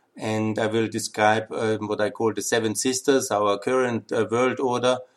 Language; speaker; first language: English; non-native, fluent; German